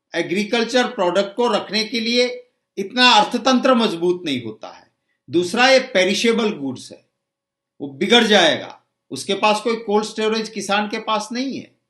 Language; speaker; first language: Hindi; non-native, local second language; Gujarati